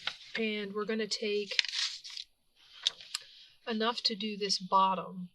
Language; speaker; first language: English; native; English